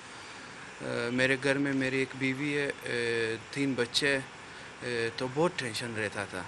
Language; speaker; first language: Hindi; non-native, fluent; Pashto